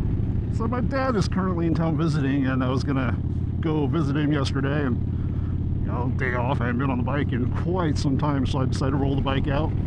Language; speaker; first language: English; native; English